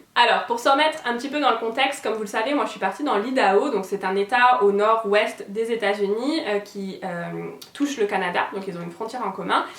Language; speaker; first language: French; native; French